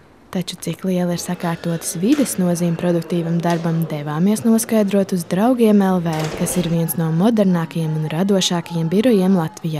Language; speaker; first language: Latvian; native; Latvian